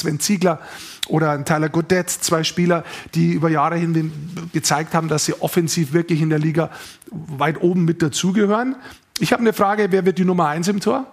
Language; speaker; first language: German; native; German